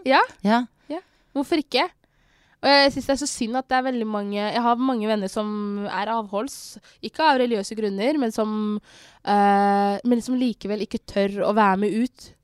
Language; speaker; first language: Norwegian; early bilingual, other home language; Somali